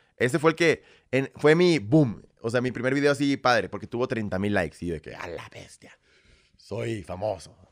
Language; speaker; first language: Spanish; early bilingual, other home language; Russian